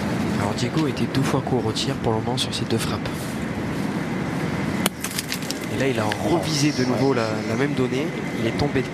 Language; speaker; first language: French; native; French